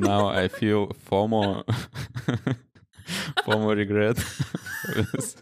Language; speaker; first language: English; non-native, fluent; Russian